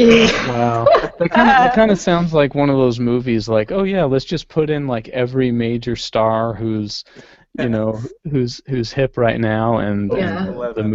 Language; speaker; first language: English; native; English